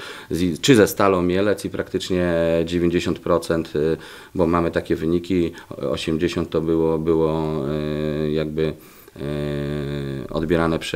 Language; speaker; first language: Polish; native; Polish